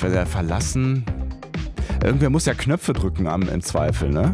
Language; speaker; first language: German; native; German